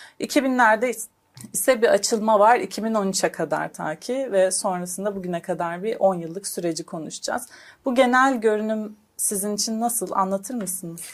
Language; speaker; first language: Turkish; native; Turkish